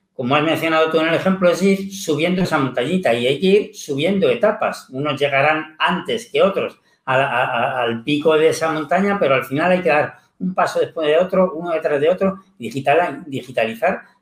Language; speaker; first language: Spanish; native; Spanish